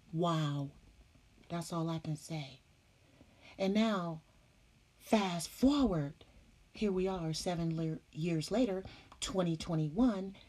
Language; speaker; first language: English; native; English